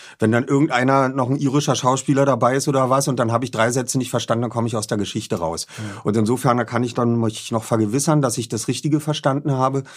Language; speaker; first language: German; native; German